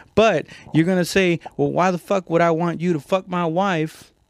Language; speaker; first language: English; non-native, fluent; Spanish